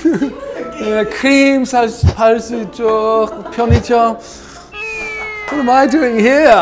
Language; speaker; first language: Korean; non-native, learner; English